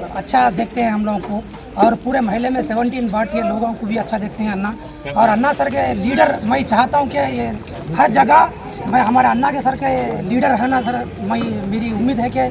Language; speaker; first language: Hindi; non-native, local second language; Urdu